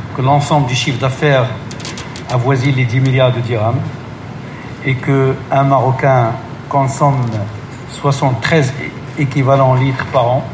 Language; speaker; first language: French; non-native, local second language; Arabic